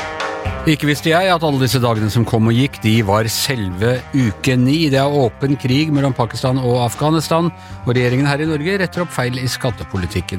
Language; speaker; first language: Norwegian; native; Norwegian